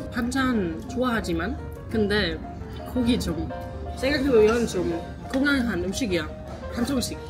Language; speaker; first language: Korean; non-native, learner; German